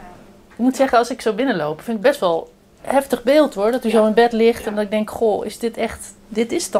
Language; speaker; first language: Dutch; native; Dutch